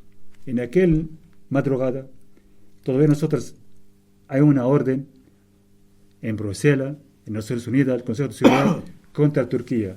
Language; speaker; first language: Spanish; non-native, fluent; Arabic